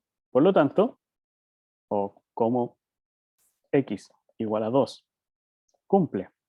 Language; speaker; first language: Spanish; native; Spanish